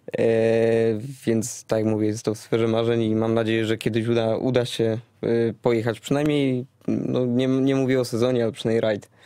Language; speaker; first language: Polish; native; Polish